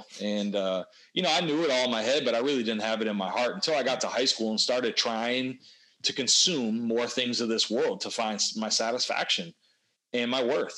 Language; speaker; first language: English; native; English